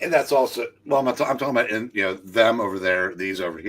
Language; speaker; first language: English; native; English